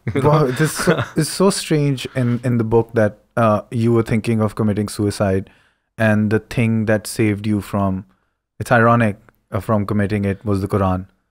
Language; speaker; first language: English; non-native, local second language; Urdu